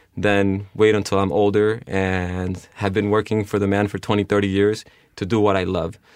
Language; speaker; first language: English; early bilingual, other home language; Spanish